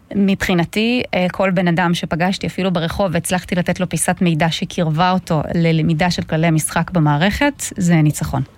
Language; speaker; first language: Hebrew; non-native, fluent; Russian